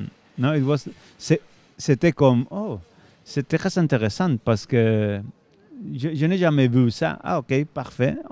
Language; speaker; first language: French; non-native, fluent; Spanish